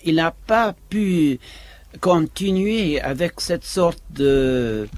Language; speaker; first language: French; non-native, fluent; English